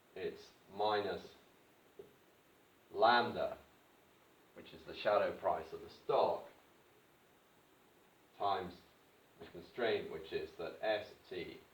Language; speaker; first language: English; native; English